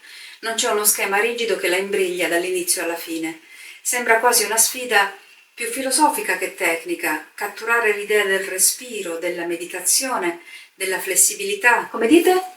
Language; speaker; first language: Italian; native; Italian